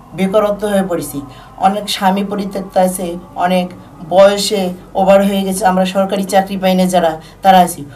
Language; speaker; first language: Bangla; non-native, local second language; Marma